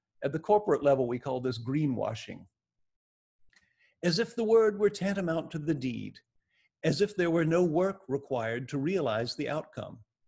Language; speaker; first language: English; native; English